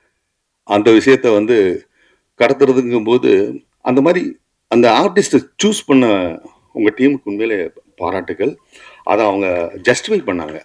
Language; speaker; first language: Tamil; native; Tamil